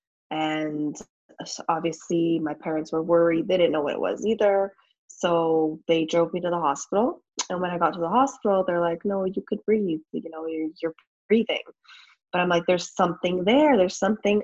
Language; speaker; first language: English; native; English